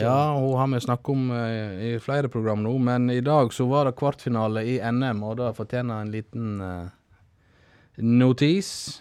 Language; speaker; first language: Norwegian; native; Norwegian